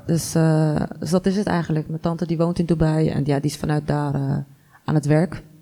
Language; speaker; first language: Dutch; early bilingual, other home language; Arabic